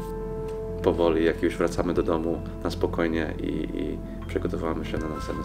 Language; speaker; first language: Polish; non-native, fluent; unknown